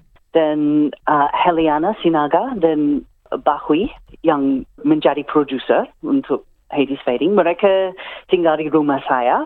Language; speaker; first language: Indonesian; non-native, fluent; English